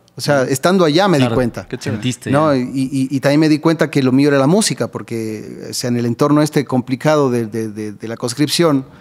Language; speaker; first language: Spanish; native; Spanish